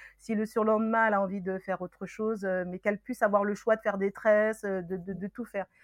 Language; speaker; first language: French; early bilingual, other home language; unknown